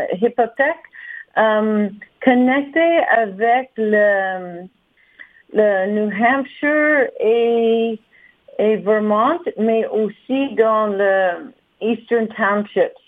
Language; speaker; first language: French; non-native, learner; English